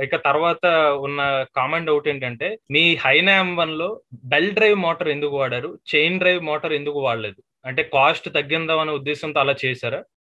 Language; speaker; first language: Telugu; native; Telugu